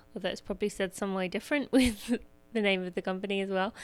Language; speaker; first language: English; native; English